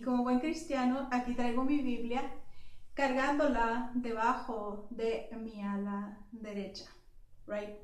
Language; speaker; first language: Spanish; early bilingual, heritage; Spanish